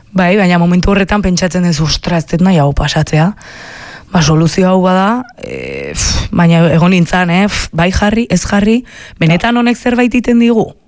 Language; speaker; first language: Basque; native; Basque